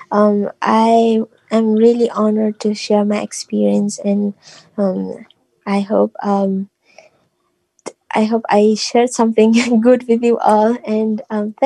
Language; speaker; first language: English; non-native, local second language; Nepali